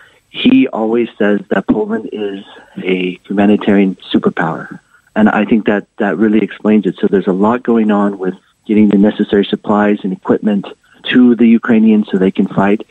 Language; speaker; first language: English; native; English